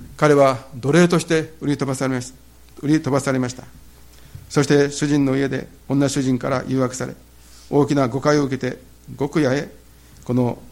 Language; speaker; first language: Japanese; native; Japanese